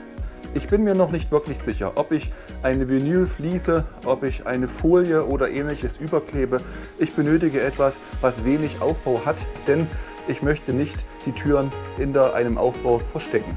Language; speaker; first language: German; native; German